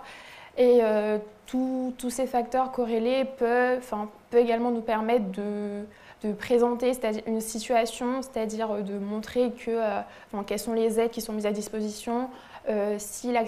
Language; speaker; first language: French; native; French